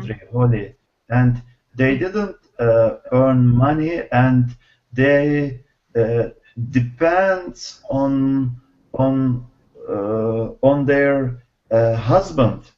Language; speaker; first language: English; non-native, learner; Turkish